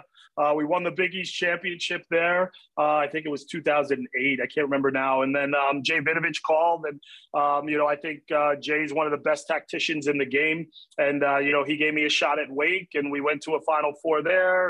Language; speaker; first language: English; native; English